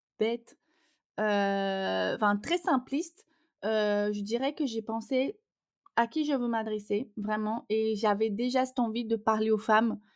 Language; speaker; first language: French; non-native, fluent; Portuguese